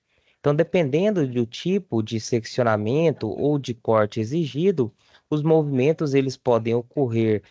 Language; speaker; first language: Portuguese; native; Portuguese